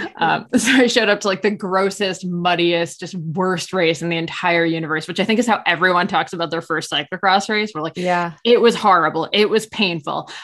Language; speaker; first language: English; native; English